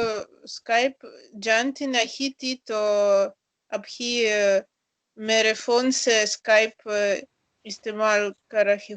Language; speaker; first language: Hindi; non-native, learner; Russian